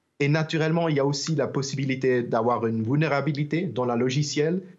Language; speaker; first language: French; non-native, learner; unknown